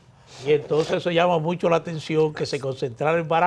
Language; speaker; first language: Spanish; native; Spanish